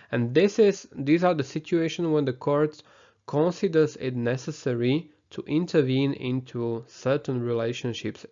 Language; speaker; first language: English; non-native, fluent; Slovak